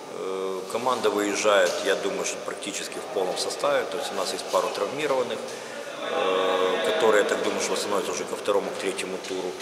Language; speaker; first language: Russian; native; Russian